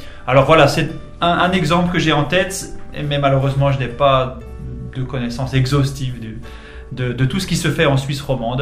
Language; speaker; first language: French; native; French